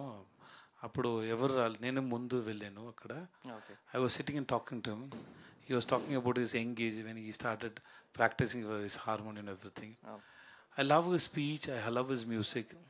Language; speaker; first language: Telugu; non-native, learner; Tamil